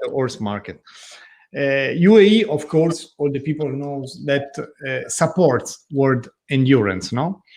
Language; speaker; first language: English; non-native, learner; Italian